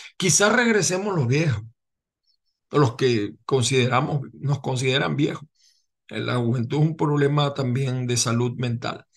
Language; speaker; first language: Spanish; native; Spanish